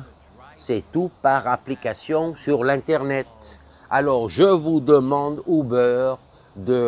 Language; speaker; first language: French; non-native, fluent; English